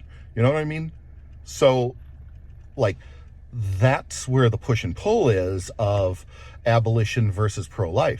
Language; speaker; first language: English; native; English